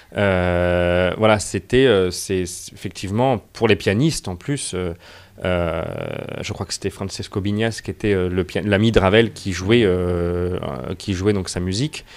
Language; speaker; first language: French; native; French